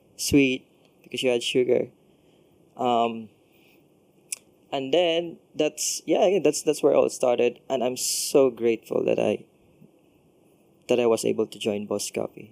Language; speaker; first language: English; non-native, local second language; Cebuano